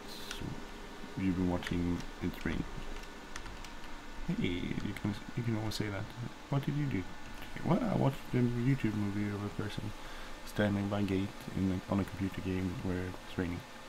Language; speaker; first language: English; non-native, fluent; Swedish